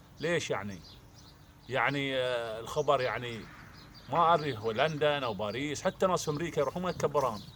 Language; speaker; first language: Arabic; native; Arabic